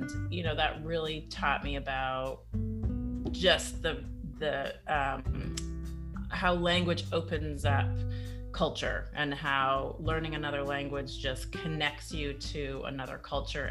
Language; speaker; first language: English; native; English